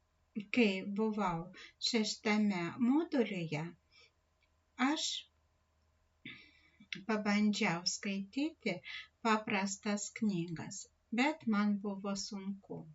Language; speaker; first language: Lithuanian; non-native, learner; Russian